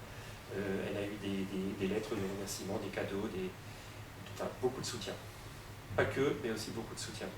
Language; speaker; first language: French; native; French